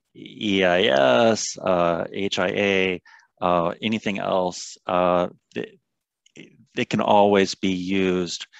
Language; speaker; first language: English; native; English